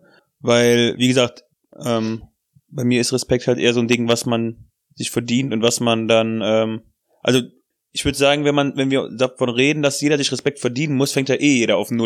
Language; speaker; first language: German; native; German